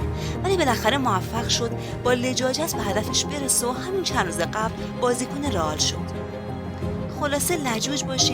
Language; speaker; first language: Persian; native; Persian